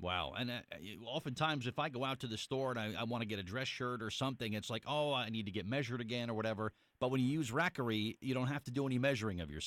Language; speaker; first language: English; native; English